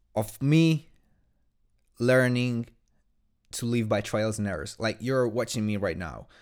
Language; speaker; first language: English; non-native, fluent; Italian